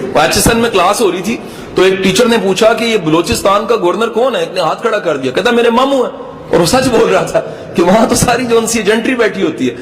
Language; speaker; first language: Urdu; non-native, local second language; Punjabi